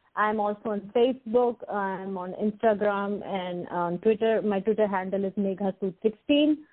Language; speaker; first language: English; non-native, local second language; Hindi